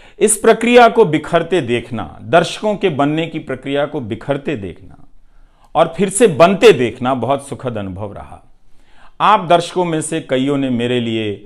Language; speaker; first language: Hindi; non-native, local second language; Bhojpuri